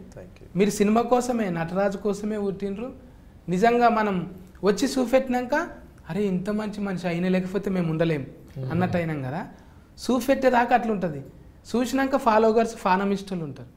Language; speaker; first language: Telugu; native; Telugu